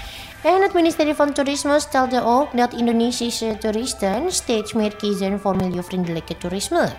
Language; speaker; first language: Dutch; non-native, fluent; Indonesian